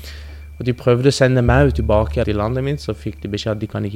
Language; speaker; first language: Norwegian; early bilingual, other home language; Persian